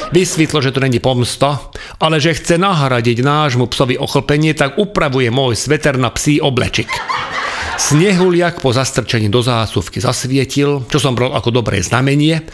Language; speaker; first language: Slovak; non-native, local second language; Hungarian